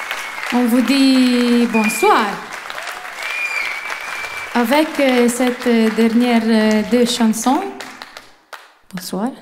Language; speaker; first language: French; non-native, learner; Italian